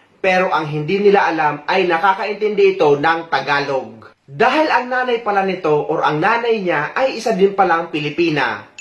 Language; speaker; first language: Filipino; native; Filipino